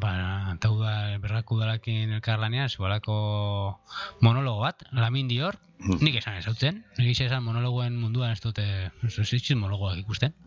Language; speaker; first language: Basque; native; Basque